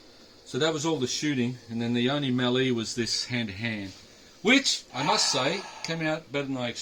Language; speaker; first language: English; native; English